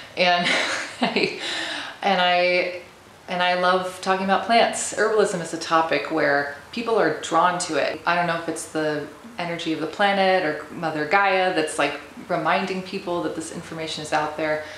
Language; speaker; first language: English; native; English